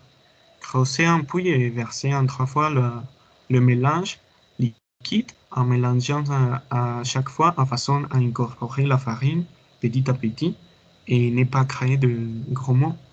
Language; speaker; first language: French; non-native, learner; Spanish